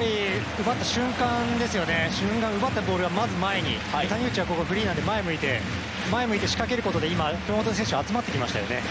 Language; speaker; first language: Japanese; native; Japanese